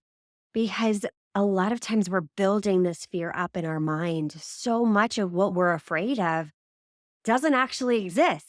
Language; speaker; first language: English; native; English